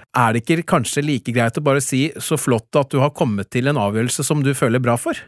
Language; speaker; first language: Norwegian; native; Norwegian